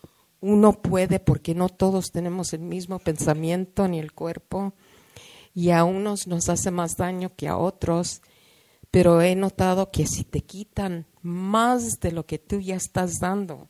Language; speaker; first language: Spanish; early bilingual, heritage; Spanish